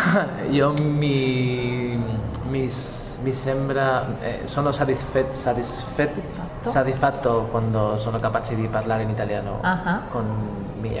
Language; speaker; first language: Italian; non-native, learner; Spanish